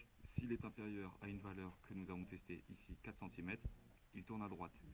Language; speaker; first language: French; native; French